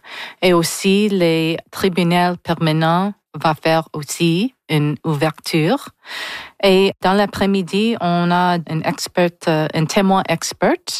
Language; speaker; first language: French; non-native, learner; English